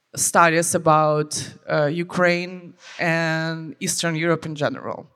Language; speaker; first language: English; non-native, fluent; Ukrainian